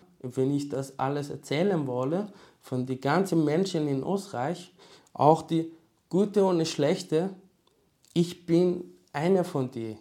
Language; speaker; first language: German; non-native, learner; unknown